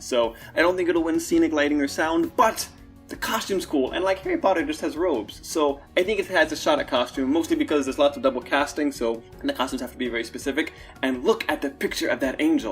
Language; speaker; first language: English; native; English